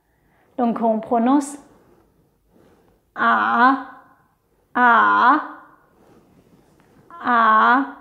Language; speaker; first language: French; non-native, fluent; Chinese